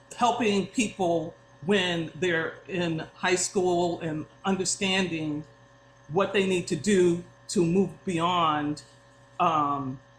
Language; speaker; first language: English; native; English